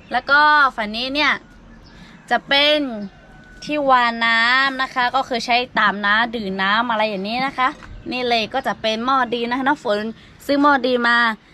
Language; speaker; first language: Thai; non-native, local second language; Lahu